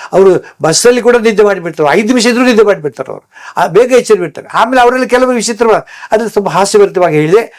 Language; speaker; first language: Kannada; native; Kannada